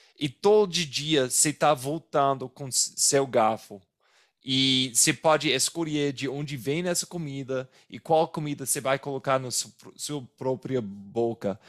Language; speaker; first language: Portuguese; non-native, fluent; English